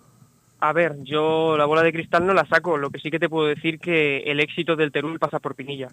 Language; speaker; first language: Spanish; native; Spanish